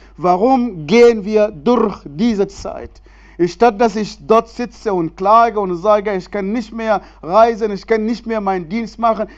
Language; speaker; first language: German; non-native, fluent; Arabic